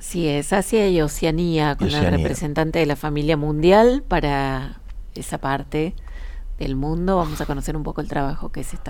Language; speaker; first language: Spanish; native; Spanish